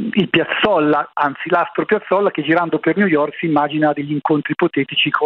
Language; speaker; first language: Italian; native; Italian